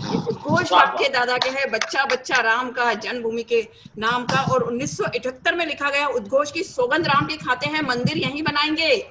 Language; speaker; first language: Hindi; native; Hindi